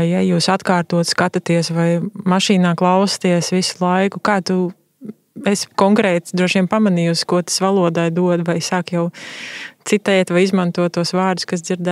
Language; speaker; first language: Latvian; native; Latvian